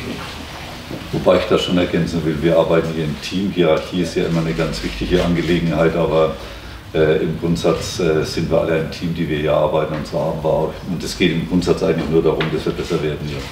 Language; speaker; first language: German; native; German